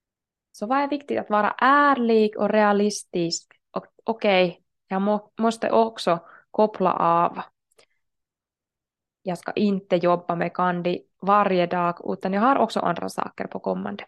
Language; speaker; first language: Swedish; non-native, local second language; Finnish